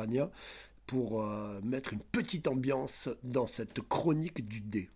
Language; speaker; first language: French; native; French